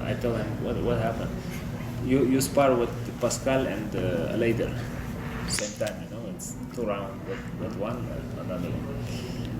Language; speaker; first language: English; non-native, learner; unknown